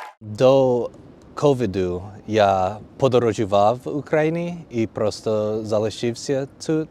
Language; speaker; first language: Ukrainian; non-native, learner; English